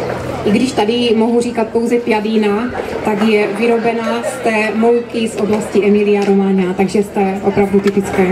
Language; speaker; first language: Czech; native; Czech